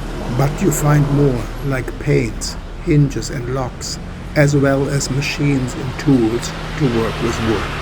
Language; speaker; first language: English; non-native, fluent; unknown